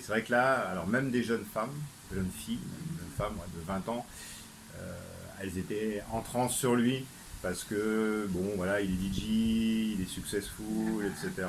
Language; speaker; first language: French; native; French